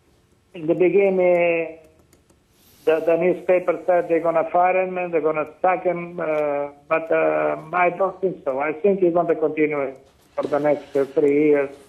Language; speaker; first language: English; non-native, fluent; Portuguese